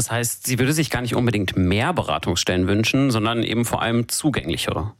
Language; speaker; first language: German; native; German